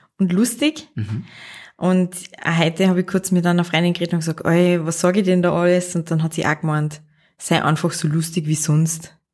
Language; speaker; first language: German; native; German